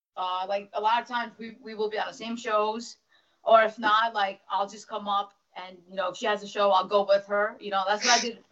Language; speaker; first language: English; early bilingual, other home language; Russian